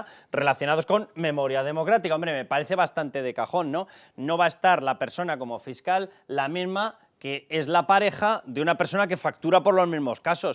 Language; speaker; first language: Spanish; native; Spanish